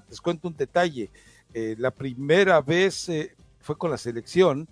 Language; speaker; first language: Spanish; native; Spanish